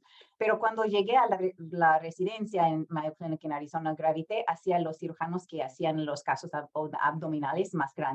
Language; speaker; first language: Spanish; non-native, fluent; English